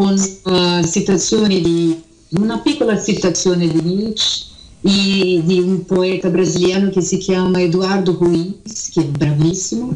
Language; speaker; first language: Italian; early bilingual, heritage; Portuguese